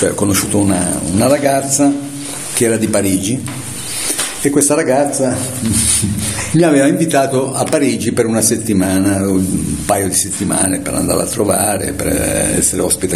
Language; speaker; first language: Italian; native; Italian